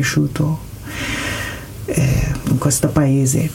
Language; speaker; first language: Italian; non-native, learner; Persian